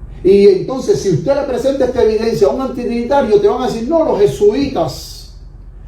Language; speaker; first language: Spanish; native; Spanish